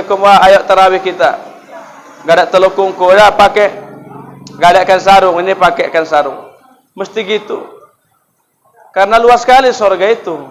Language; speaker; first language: Indonesian; native; Indonesian